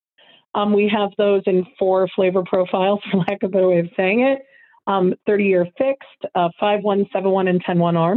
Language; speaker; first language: English; native; English